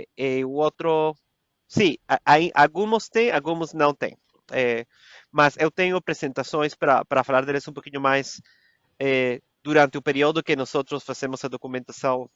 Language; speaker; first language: Portuguese; non-native, fluent; Spanish